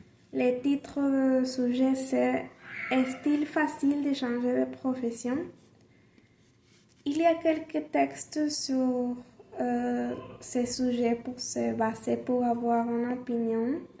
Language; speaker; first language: French; non-native, learner; Spanish